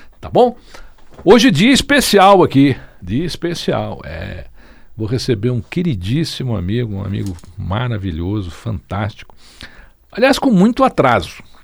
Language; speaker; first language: Portuguese; native; Portuguese